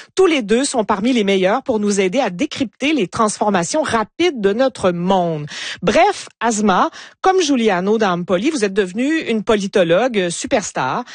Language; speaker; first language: French; native; French